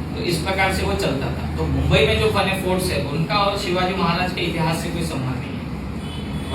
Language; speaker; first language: Hindi; non-native, local second language; Marathi